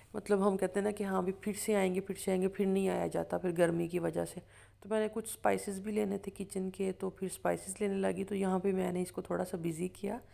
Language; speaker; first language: Urdu; non-native, local second language; Punjabi